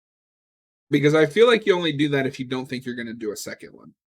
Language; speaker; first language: English; native; English